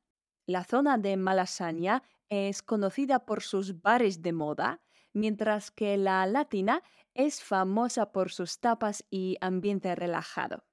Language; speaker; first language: Spanish; non-native, fluent; Polish